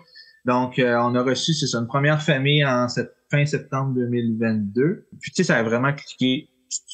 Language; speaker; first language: French; native; French